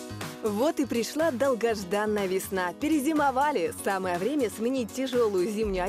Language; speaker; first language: Russian; native; Russian